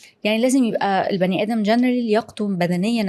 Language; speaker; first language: Arabic; native; Arabic